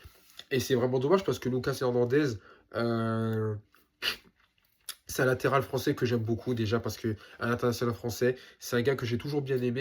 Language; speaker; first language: French; native; French